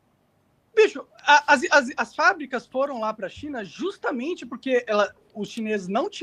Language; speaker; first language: Portuguese; native; Portuguese